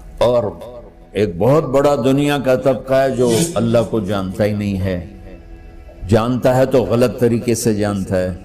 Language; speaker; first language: Urdu; non-native, local second language; Punjabi